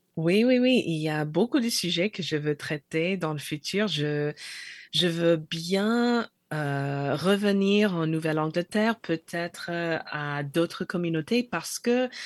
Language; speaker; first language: French; non-native, fluent; English